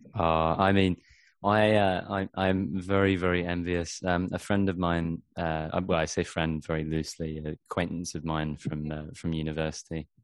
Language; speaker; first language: English; native; English